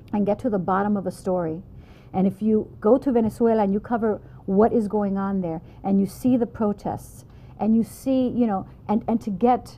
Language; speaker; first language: English; native; English